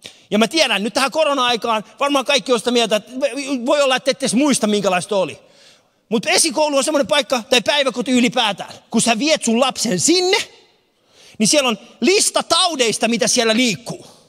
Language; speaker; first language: Finnish; non-native, fluent; Persian